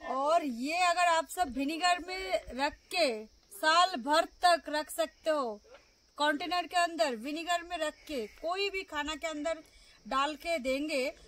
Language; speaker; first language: Hindi; non-native, local second language; Bangla